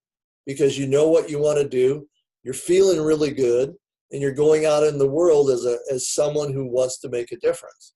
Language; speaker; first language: English; native; English